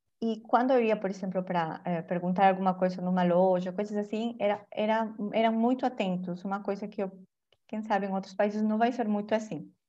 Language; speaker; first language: Portuguese; non-native, fluent; Spanish